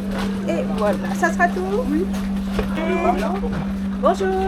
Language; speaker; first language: French; non-native, fluent; Thai